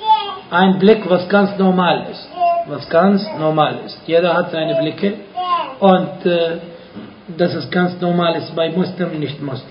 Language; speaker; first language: German; non-native, fluent; Arabic